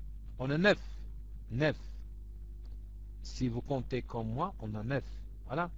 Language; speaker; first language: French; non-native, local second language; Arabic